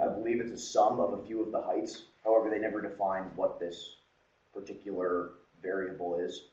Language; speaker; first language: English; native; English